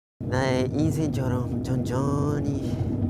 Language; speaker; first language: Korean; non-native, fluent; Japanese